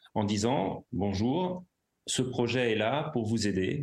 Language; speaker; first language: French; native; French